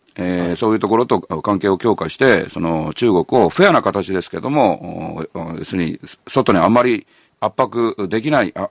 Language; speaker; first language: Japanese; native; Japanese